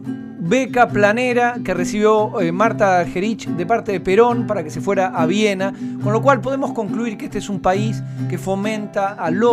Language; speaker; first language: Spanish; native; Spanish